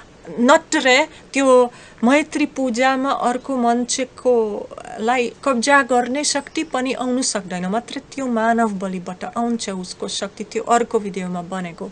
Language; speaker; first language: Nepali; non-native, fluent; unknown